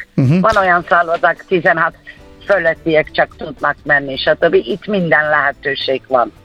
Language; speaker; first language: Hungarian; non-native, fluent; Turkish